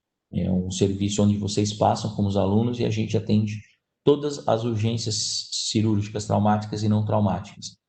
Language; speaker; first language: Portuguese; native; Portuguese